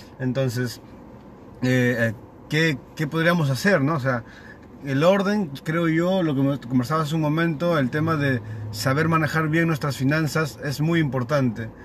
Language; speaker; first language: Spanish; native; Spanish